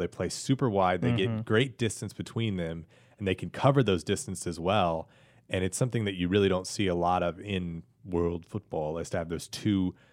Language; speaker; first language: English; native; English